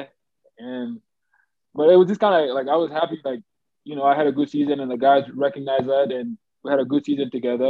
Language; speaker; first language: English; native; English